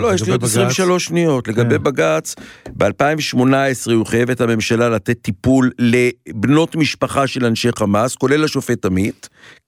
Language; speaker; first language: Hebrew; native; Hebrew